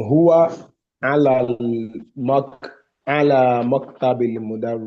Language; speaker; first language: Arabic; non-native, learner; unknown